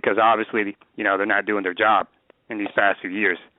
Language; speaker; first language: English; native; English